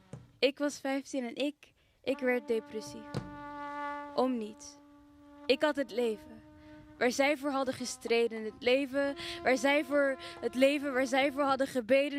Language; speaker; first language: Dutch; early bilingual, other home language; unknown